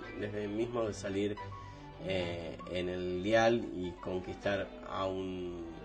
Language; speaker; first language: Spanish; native; Spanish